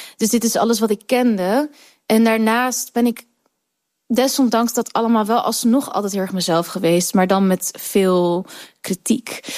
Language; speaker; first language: Dutch; early bilingual, other home language; Kurdish